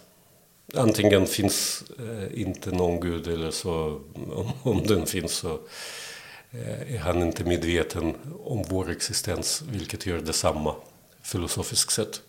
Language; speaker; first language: Swedish; non-native, fluent; Belarusian